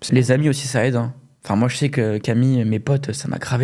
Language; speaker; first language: French; native; French